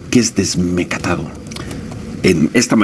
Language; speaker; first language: Spanish; native; Spanish